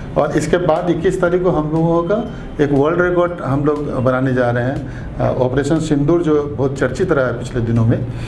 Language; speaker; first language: Hindi; native; Hindi